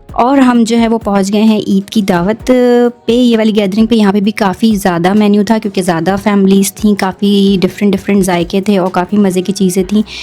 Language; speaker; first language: Urdu; native; Urdu